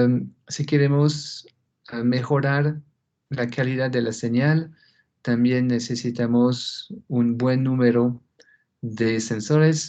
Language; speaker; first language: Spanish; non-native, fluent; French